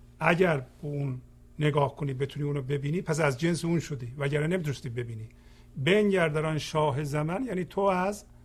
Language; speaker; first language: Persian; native; Persian